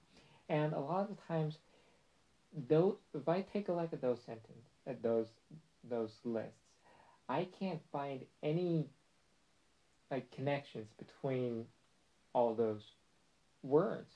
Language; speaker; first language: English; non-native, fluent; Chinese